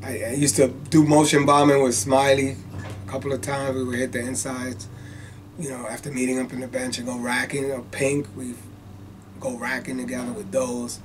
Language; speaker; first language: English; native; English